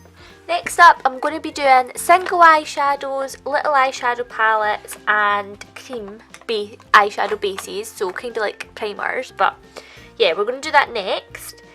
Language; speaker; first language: English; native; English